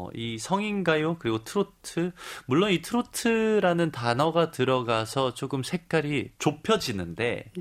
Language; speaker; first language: Korean; early bilingual, heritage; Korean